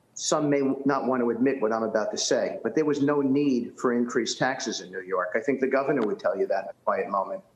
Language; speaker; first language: English; native; English